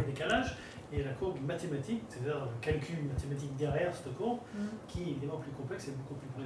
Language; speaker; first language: French; native; French